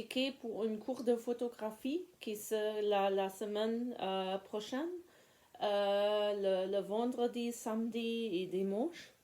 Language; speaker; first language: French; non-native, fluent; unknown